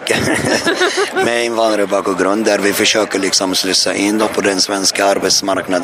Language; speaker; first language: Swedish; non-native, fluent; Arabic